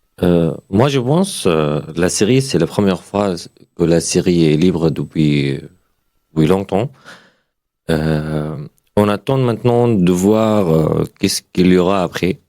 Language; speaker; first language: French; non-native, learner; Arabic